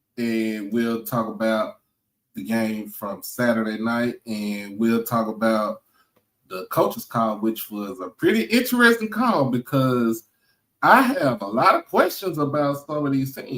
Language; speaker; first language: English; native; English